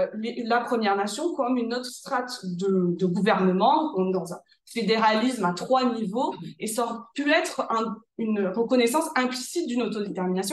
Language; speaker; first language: French; native; French